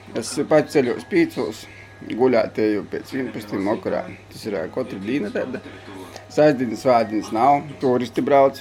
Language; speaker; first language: Latvian; native; Latvian